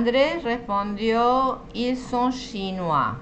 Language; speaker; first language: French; non-native, fluent; Spanish